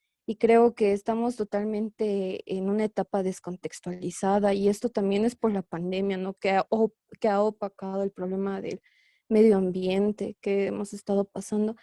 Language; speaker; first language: Spanish; native; Spanish